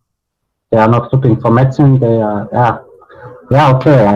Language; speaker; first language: English; non-native, learner; Bosnian